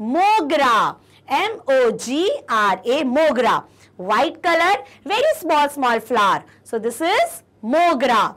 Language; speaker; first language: Hindi; native; Hindi